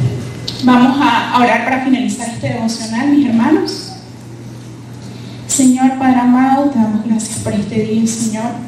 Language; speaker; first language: Spanish; native; Spanish